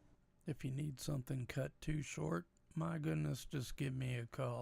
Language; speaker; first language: English; native; English